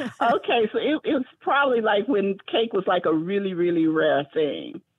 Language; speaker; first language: English; native; English